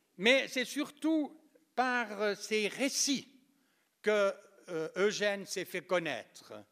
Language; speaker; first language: French; native; French